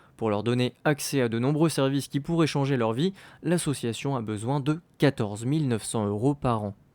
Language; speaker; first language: French; native; French